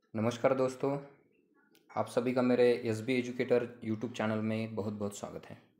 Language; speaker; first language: Hindi; non-native, local second language; Marathi